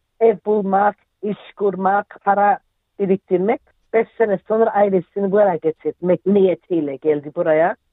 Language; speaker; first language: Turkish; early bilingual, heritage; Turkish